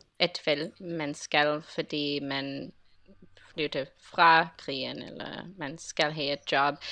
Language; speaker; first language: Danish; non-native, learner; English